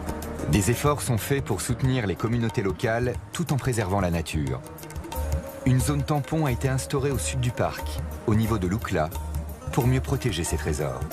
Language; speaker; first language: French; native; French